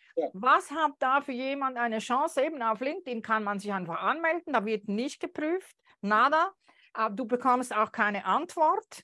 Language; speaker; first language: German; native; German